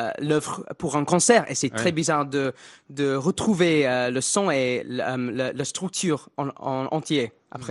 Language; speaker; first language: French; non-native, fluent; English